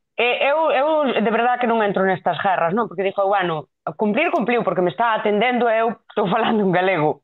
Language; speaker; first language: Galician; non-native, local second language; Spanish